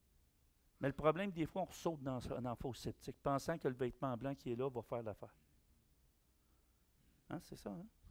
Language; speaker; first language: French; native; French